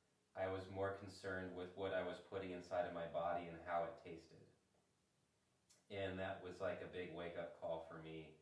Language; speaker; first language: English; native; English